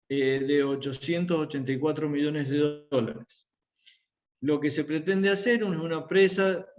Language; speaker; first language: Spanish; native; Spanish